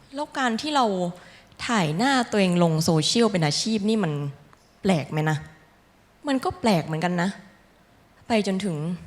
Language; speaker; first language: Thai; native; Thai